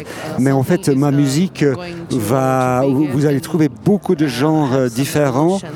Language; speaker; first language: French; non-native, fluent; Portuguese